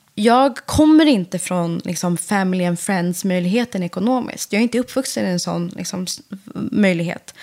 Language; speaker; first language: Swedish; early bilingual, other home language; Persian